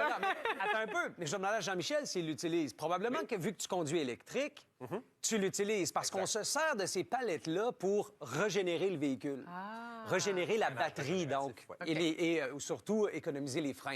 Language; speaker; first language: French; native; French